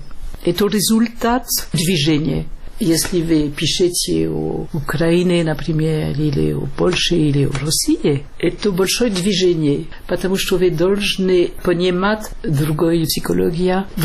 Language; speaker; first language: Russian; non-native, fluent; French